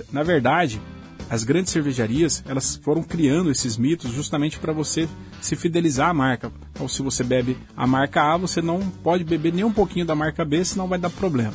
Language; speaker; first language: Portuguese; native; Portuguese